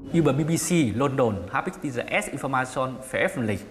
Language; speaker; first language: German; non-native, learner; Vietnamese